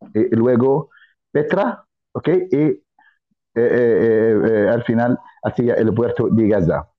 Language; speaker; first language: Spanish; non-native, fluent; Arabic